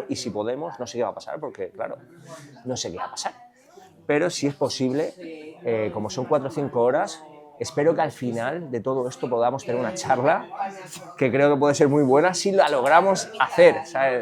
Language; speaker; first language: Spanish; native; Spanish